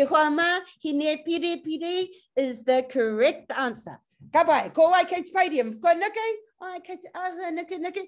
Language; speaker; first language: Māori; non-native, local second language; English